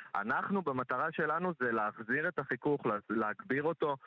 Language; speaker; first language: Hebrew; native; Hebrew